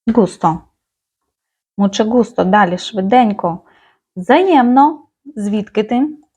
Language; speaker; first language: Ukrainian; native; Ukrainian